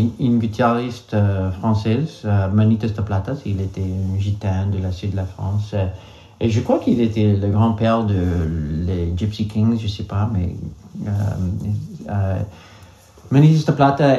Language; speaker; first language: French; non-native, learner; English